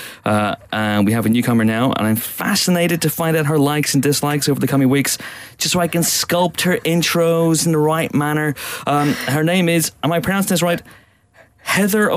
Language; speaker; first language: English; native; English